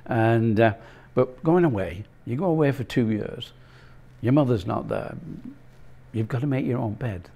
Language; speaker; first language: English; native; English